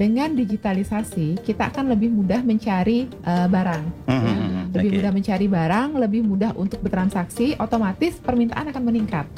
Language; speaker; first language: Indonesian; native; Indonesian